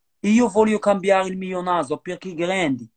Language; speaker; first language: Italian; non-native, learner; Arabic